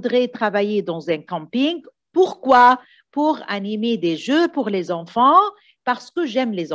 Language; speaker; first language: French; non-native, fluent; Arabic